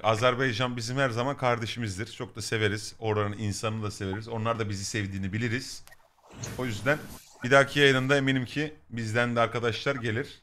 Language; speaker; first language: Turkish; native; Turkish